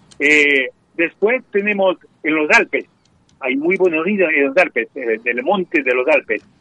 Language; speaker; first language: Spanish; non-native, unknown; French